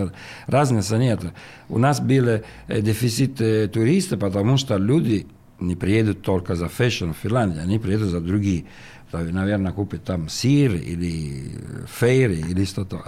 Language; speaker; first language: Russian; non-native, learner; Italian